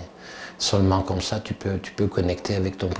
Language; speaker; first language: French; non-native, fluent; Italian